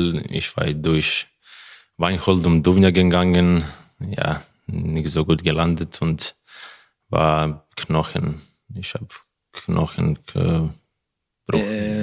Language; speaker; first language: German; non-native, learner; Croatian